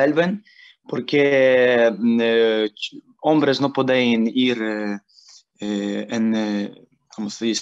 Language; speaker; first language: Spanish; non-native, learner; Ukrainian